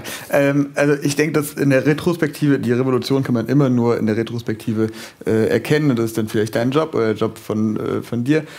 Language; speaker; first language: German; native; German